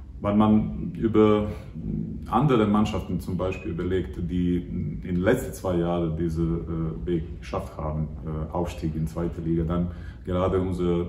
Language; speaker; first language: German; non-native, fluent; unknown